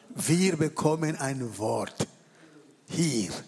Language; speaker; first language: German; non-native, learner; French